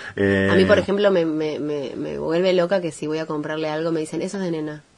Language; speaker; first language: Spanish; native; Spanish